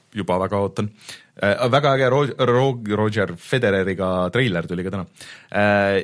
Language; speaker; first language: Estonian; native; Estonian